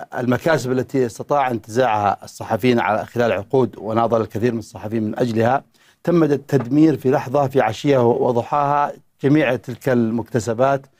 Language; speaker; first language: Arabic; native; Arabic